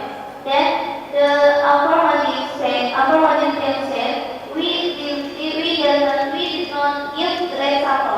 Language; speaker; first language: English; non-native, learner; Indonesian